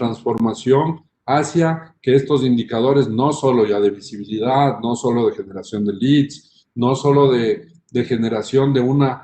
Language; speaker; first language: Spanish; native; Spanish